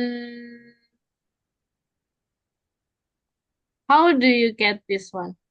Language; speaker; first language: English; non-native, fluent; Indonesian